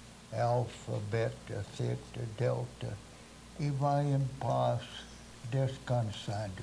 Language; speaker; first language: Portuguese; non-native, fluent; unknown